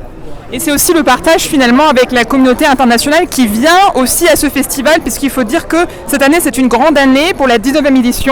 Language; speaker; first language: French; native; French